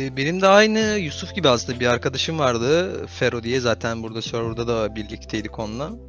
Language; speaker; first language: Turkish; early bilingual, heritage; Turkish